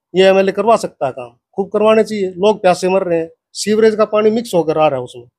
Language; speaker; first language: Hindi; native; Hindi